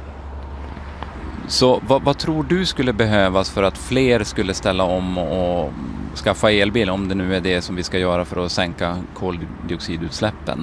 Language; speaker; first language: Swedish; native; Swedish